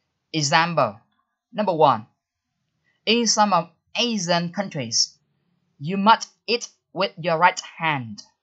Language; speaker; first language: English; non-native, fluent; Vietnamese